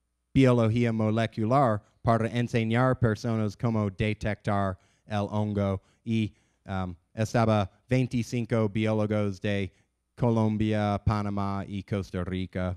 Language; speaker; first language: Spanish; non-native, learner; English